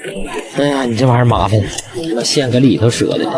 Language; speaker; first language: Chinese; native; Chinese